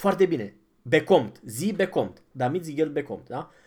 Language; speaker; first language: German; non-native, fluent; Romanian